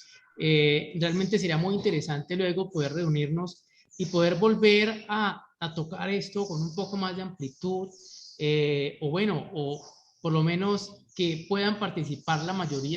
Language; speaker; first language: Spanish; native; Spanish